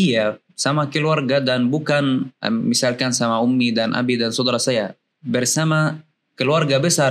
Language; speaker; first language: Indonesian; non-native, learner; Arabic